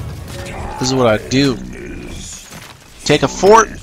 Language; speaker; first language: English; native; English